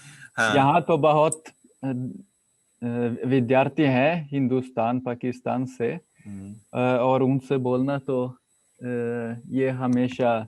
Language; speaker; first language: Hindi; non-native, fluent; Italian